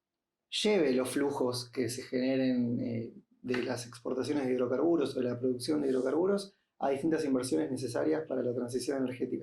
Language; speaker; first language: Spanish; native; Spanish